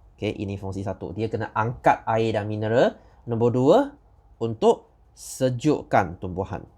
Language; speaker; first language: Malay; non-native, local second language; Chinese